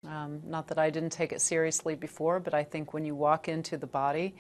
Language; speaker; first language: English; native; English